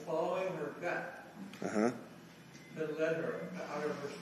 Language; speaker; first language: English; native; English